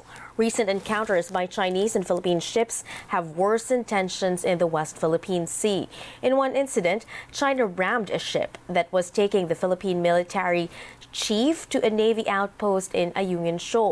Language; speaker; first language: English; non-native, local second language; Filipino